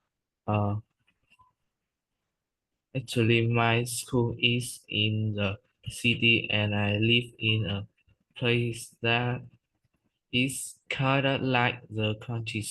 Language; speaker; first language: English; non-native, learner; Vietnamese